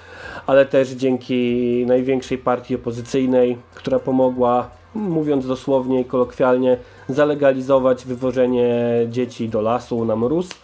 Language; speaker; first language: Polish; native; Polish